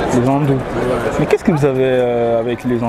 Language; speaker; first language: French; native; French